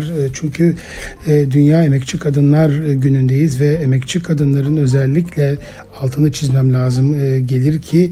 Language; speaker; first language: Turkish; native; Turkish